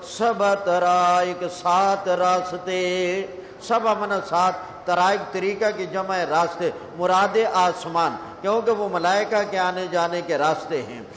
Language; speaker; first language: Urdu; non-native, local second language; Punjabi